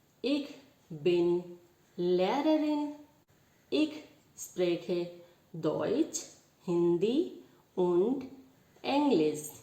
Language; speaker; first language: German; non-native, learner; Hindi